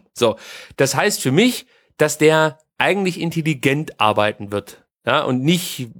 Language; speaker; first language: German; native; German